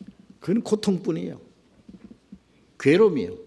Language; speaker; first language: Korean; native; Korean